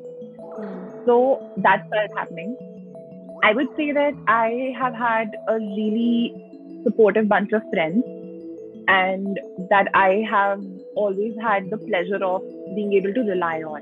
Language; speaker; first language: English; non-native, local second language; Hindi